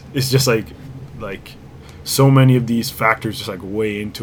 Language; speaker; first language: English; native; English